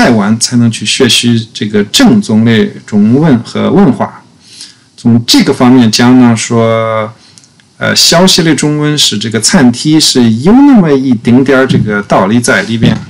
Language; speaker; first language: Chinese; native; Chinese